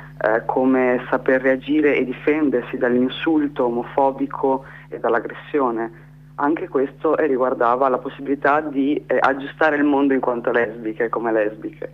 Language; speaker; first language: Italian; native; Italian